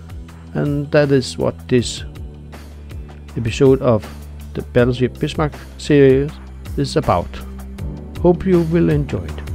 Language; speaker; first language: English; non-native, learner; Danish